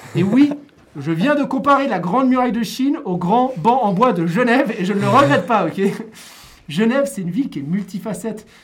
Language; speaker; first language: French; native; French